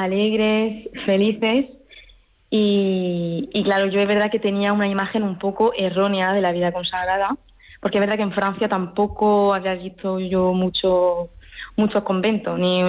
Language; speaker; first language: Spanish; early bilingual, heritage; French